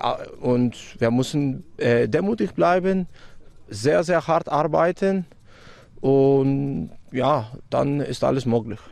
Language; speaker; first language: German; non-native, fluent; Greek